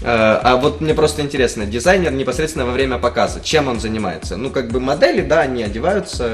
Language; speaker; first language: Russian; native; Russian